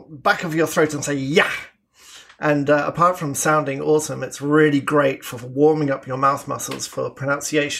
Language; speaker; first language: English; native; English